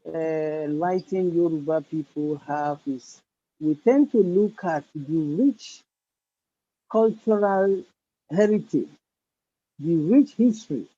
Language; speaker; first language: English; non-native, local second language; Yoruba